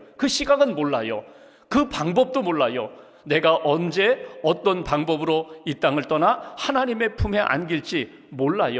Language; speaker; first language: Korean; native; Korean